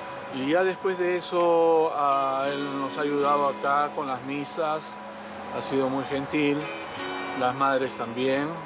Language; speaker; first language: Spanish; native; Spanish